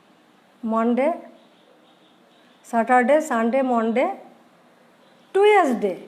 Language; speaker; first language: English; non-native, learner; Bangla